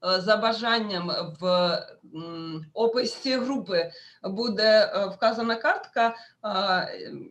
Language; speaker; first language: Ukrainian; non-native, local second language; Russian